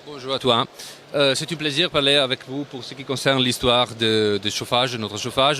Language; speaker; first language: French; non-native, learner; Italian